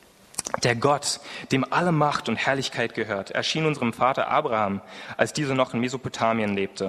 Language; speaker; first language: German; non-native, fluent; English